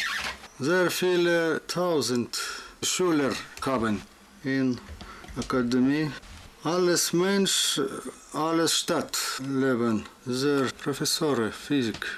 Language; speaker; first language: German; non-native, learner; Russian